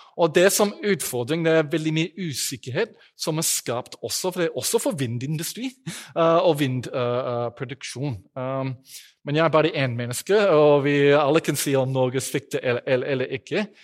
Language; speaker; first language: Norwegian; non-native, fluent; English